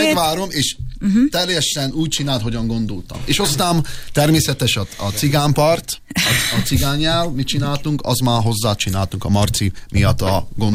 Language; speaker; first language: Hungarian; non-native, fluent; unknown